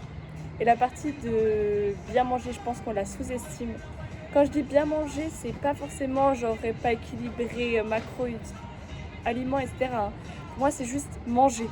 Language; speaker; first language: French; native; French